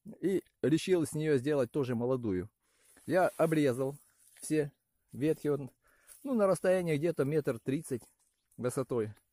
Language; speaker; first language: Russian; non-native, local second language; Ukrainian